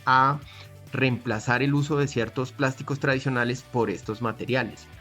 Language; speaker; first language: Spanish; native; Spanish